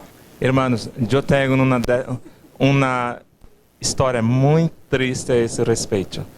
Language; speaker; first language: Spanish; non-native, fluent; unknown